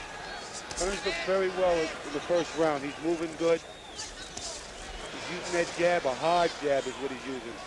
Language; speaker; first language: English; native; English